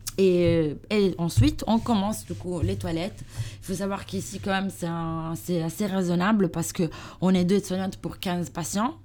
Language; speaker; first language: French; non-native, learner; Italian